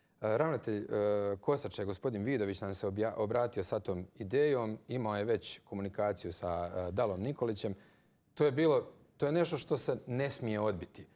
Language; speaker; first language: Bosnian; native; Bosnian